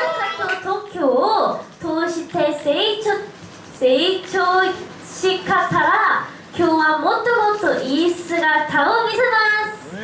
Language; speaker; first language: Japanese; non-native, learner; Korean